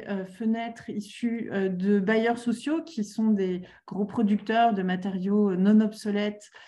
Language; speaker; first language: French; native; French